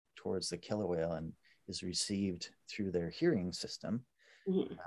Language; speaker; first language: English; native; English